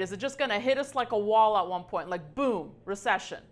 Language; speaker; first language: English; native; English